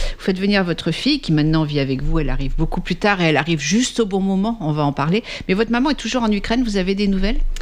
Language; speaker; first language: French; native; French